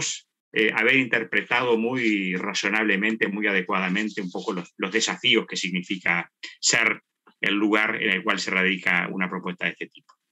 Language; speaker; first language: Spanish; native; Spanish